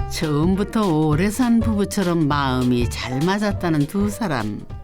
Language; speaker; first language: Korean; native; Korean